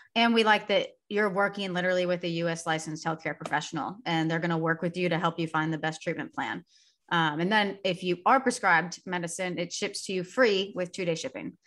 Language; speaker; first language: English; native; English